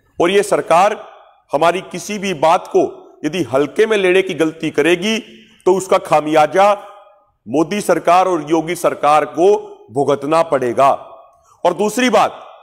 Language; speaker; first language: Hindi; non-native, local second language; Punjabi